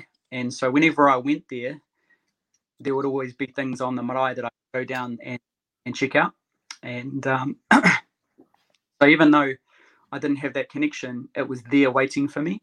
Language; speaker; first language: English; native; English